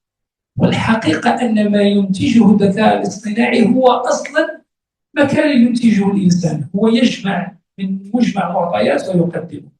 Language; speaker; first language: Arabic; native; Arabic